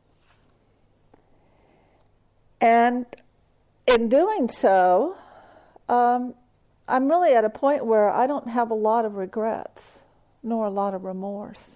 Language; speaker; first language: English; native; English